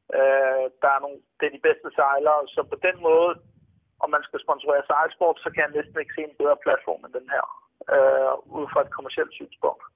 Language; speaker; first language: Danish; native; Danish